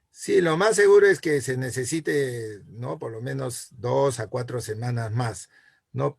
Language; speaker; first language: Spanish; native; Spanish